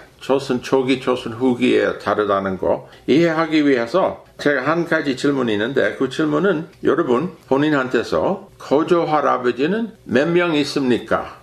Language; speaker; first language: Korean; non-native, fluent; English